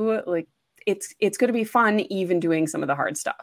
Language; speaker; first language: English; native; English